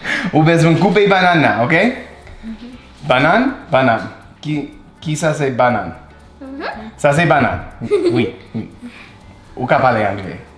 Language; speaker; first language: Haitian Creole; non-native, learner; English